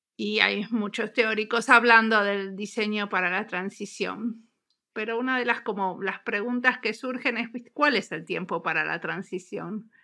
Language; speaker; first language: Spanish; native; Spanish